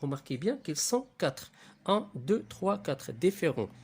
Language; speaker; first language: French; non-native, local second language; Arabic